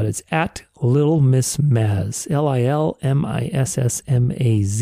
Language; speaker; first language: English; native; English